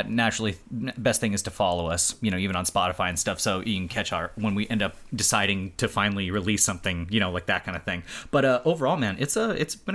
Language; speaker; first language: English; native; English